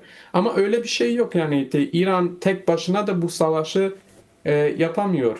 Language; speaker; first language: Turkish; non-native, fluent; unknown